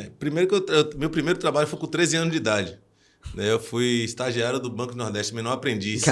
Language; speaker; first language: Portuguese; early bilingual, heritage; Portuguese